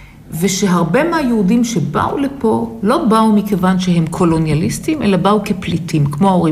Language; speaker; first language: Hebrew; native; Hebrew